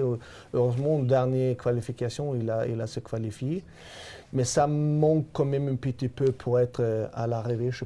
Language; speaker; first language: French; non-native, fluent; Swedish